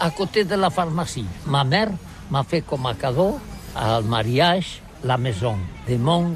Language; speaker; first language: French; non-native, learner; Catalan